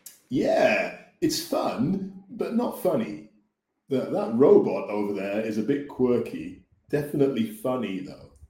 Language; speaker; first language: English; native; English